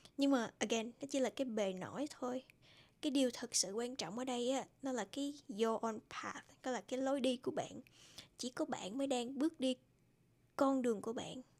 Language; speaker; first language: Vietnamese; native; Vietnamese